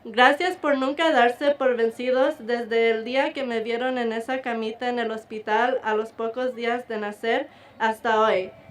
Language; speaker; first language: Spanish; early bilingual, other home language; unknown